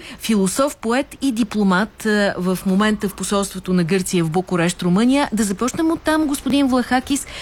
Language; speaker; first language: Bulgarian; native; Bulgarian